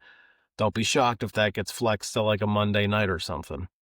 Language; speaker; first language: English; native; English